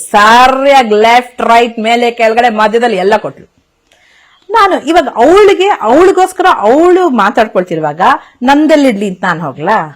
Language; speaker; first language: Kannada; native; Kannada